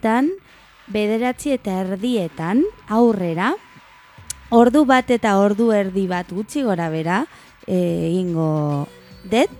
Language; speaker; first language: Basque; non-native, local second language; Spanish